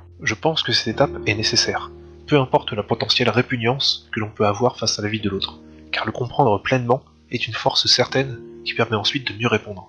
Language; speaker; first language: French; native; French